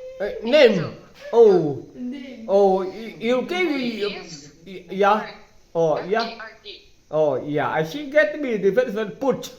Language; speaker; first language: English; non-native, learner; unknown